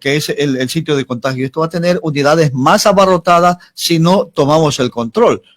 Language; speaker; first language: Spanish; native; Spanish